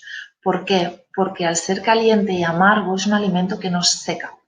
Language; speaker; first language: Spanish; native; Spanish